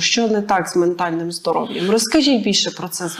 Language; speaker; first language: Ukrainian; native; Ukrainian